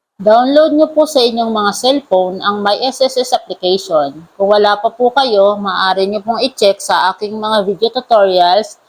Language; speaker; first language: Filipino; non-native, local second language; Cebuano